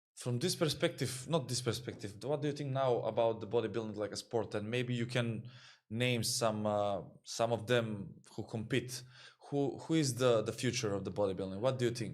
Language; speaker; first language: English; non-native, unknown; Macedonian